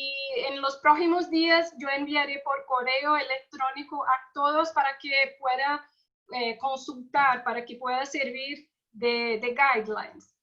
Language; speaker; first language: Spanish; non-native, learner; Portuguese